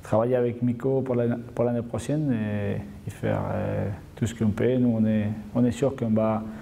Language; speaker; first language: French; non-native, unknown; Spanish